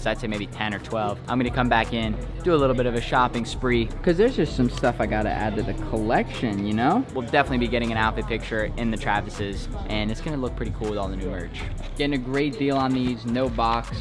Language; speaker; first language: English; native; English